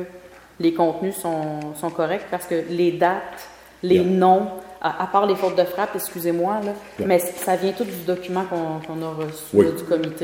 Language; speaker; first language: French; native; French